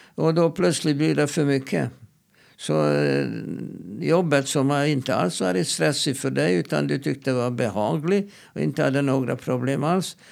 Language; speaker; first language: Swedish; non-native, fluent; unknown